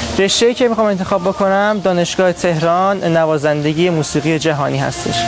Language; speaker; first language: Persian; non-native, local second language; Azerbaijani